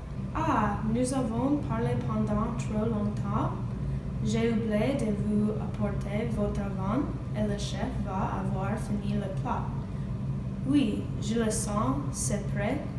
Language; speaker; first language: French; non-native, learner; English